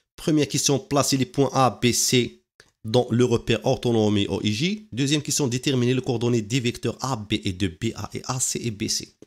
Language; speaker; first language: French; non-native, local second language; Arabic